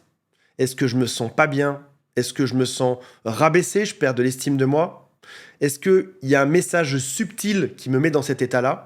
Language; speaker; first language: French; native; French